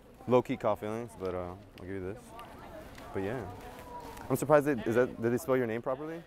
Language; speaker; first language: English; early bilingual, other home language; Spanish